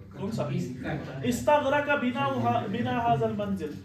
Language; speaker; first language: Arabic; non-native, fluent; Urdu